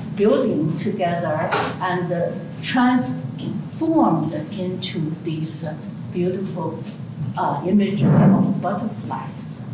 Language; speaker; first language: English; non-native, fluent; Chinese